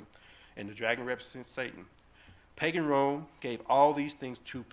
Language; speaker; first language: English; native; English